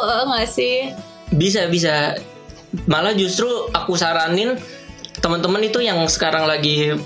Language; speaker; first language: Indonesian; native; Indonesian